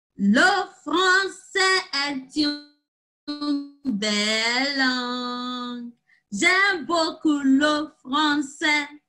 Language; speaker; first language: French; non-native, fluent; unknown